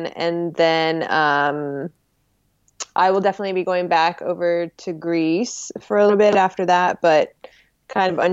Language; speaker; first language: English; native; English